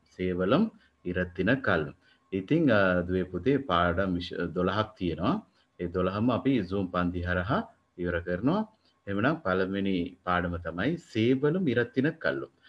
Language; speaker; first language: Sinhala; non-native, local second language; Tamil